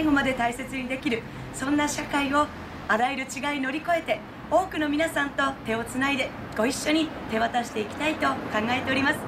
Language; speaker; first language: Japanese; native; Japanese